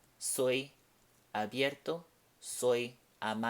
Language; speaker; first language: Spanish; non-native, fluent; English